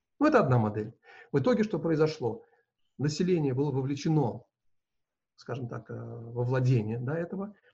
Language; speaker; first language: Russian; non-native, local second language; Uzbek